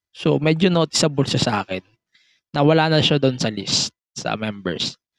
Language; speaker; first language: Filipino; native; Filipino